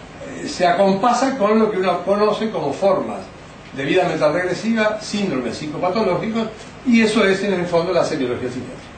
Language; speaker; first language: Spanish; native; Spanish